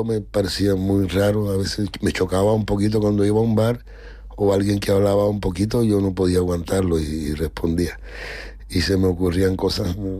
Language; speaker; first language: Spanish; native; Spanish